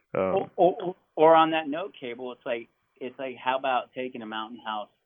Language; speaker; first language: English; native; English